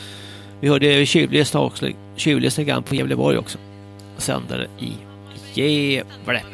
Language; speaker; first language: Swedish; native; Swedish